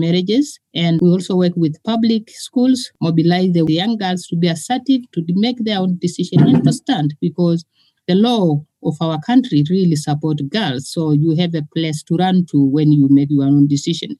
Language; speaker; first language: English; non-native, local second language; Masai